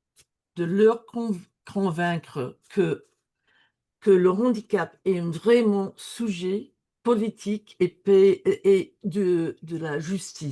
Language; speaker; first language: French; non-native, learner; English